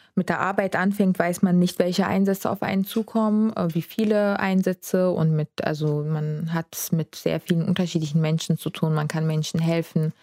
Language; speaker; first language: German; non-native, fluent; Azerbaijani